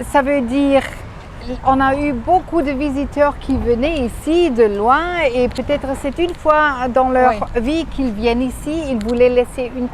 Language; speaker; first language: French; non-native, fluent; German